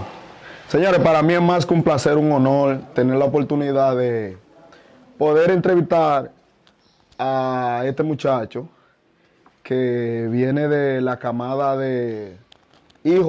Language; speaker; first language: Spanish; native; Spanish